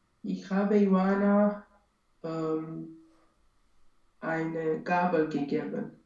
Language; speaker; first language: German; non-native, learner; Romanian